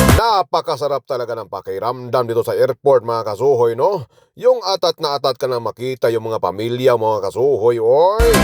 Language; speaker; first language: Filipino; non-native, local second language; Cebuano